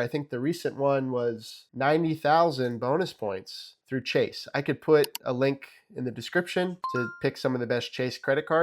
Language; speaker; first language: English; native; English